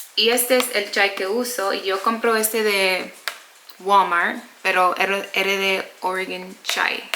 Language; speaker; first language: Spanish; early bilingual, other home language; English